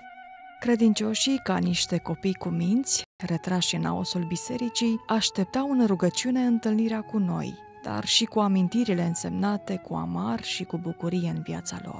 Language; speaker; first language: Romanian; native; Romanian